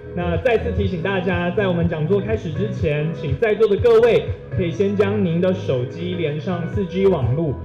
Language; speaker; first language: Chinese; native; Chinese